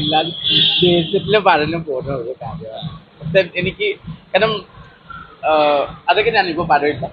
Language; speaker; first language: Malayalam; non-native, local second language; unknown